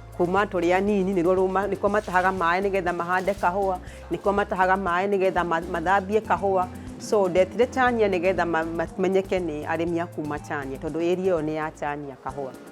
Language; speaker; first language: Kikuyu; native; Kikuyu